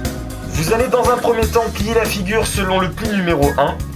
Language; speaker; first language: French; native; French